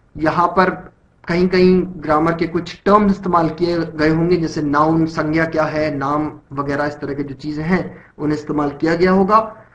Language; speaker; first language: Hindi; native; Hindi